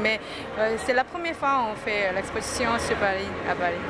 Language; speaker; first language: French; non-native, fluent; Korean